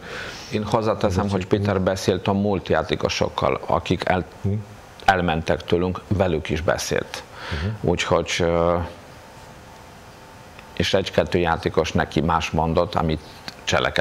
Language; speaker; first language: Hungarian; non-native, fluent; Polish